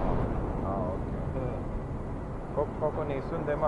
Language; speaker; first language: Japanese; non-native, learner; English